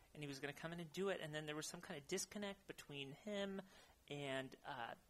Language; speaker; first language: English; native; English